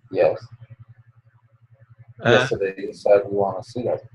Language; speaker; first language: English; non-native, learner; Polish